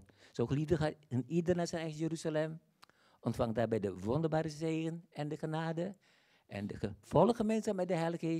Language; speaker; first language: Dutch; non-native, fluent; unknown